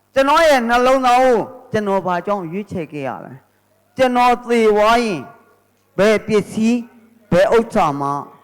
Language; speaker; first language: Burmese; native; Burmese